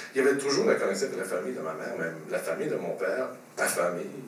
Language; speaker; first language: French; native; French